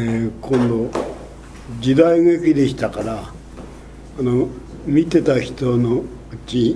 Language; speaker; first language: Japanese; native; Japanese